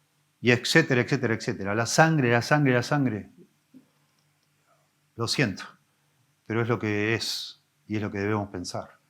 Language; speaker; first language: Spanish; native; Spanish